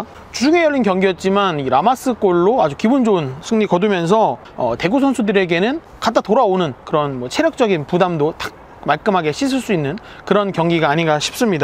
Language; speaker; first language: Korean; native; Korean